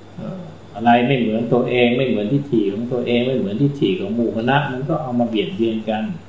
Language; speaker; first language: Thai; native; Thai